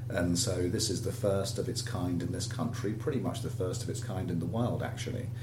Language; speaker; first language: English; native; English